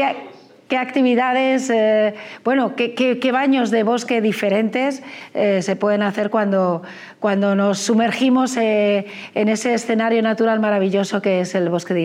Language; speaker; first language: Spanish; native; Spanish